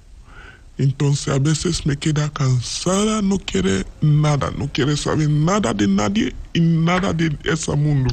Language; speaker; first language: Spanish; non-native, learner; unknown